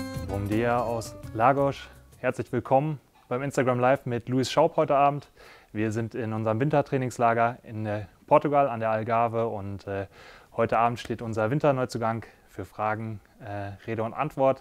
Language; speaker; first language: German; native; German